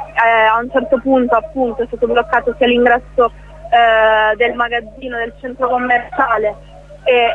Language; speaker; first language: Italian; native; Italian